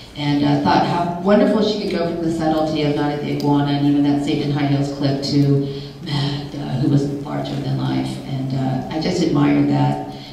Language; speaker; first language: English; native; English